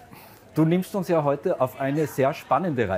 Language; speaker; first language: German; native; German